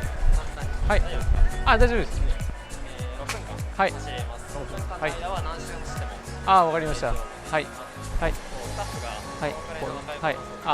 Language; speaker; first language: Japanese; non-native, fluent; Urdu